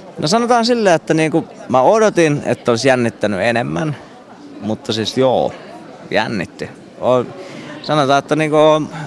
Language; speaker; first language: Finnish; native; Finnish